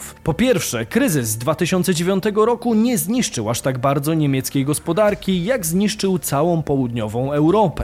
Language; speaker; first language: Polish; native; Polish